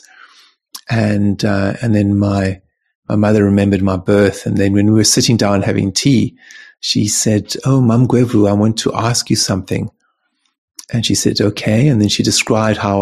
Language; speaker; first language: English; native; English